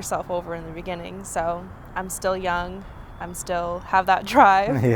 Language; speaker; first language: English; native; English